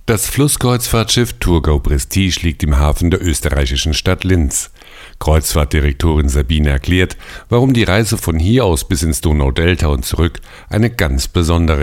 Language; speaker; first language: German; native; German